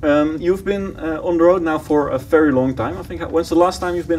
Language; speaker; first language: English; native; English